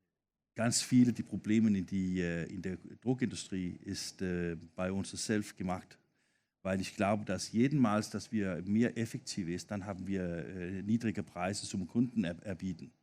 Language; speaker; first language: German; non-native, fluent; Danish